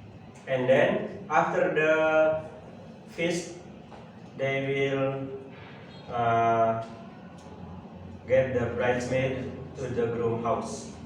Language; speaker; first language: English; non-native, learner; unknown